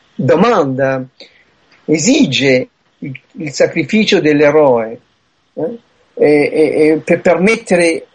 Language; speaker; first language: Italian; early bilingual, heritage; Italian